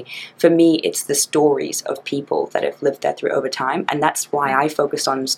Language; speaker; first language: English; native; English